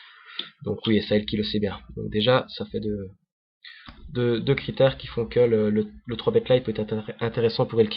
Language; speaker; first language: French; native; French